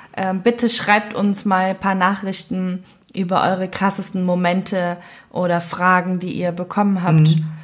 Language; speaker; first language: German; native; German